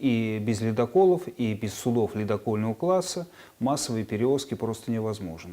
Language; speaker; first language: Russian; native; Russian